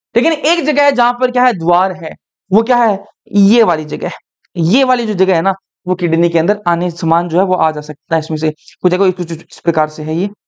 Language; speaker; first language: Hindi; native; Hindi